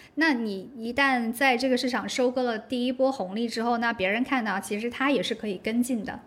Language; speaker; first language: Chinese; native; Chinese